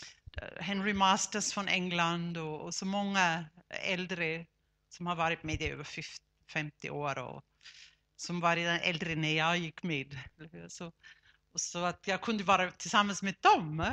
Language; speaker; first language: Swedish; non-native, fluent; German